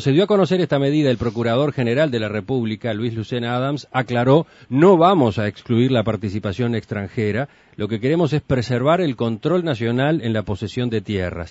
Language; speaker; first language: Spanish; native; Spanish